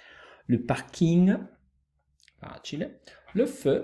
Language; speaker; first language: French; non-native, fluent; Italian